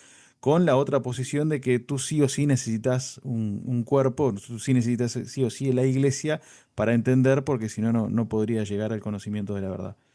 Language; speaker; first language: Spanish; native; Spanish